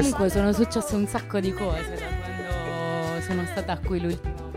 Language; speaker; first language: Italian; native; Italian